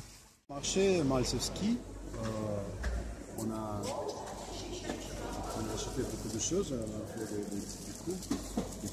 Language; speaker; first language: French; non-native, fluent; Russian